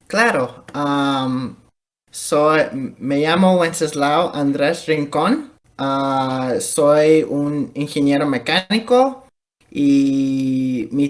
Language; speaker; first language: Spanish; early bilingual, heritage; Spanish